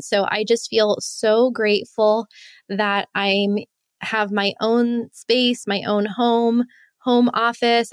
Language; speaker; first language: English; native; English